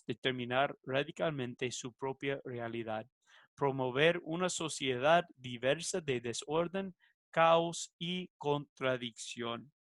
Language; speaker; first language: Spanish; non-native, fluent; English